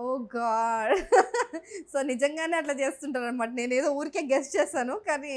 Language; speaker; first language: Telugu; native; Telugu